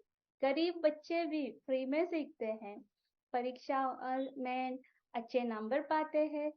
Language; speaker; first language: Hindi; non-native, fluent; Sinhala